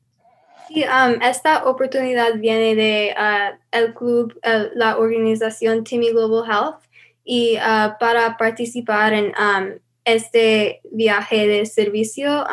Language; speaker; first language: Spanish; non-native, learner; English